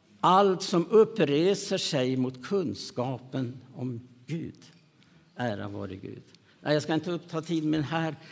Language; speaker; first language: Swedish; native; Swedish